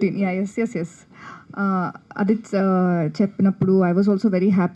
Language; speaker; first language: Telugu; non-native, fluent; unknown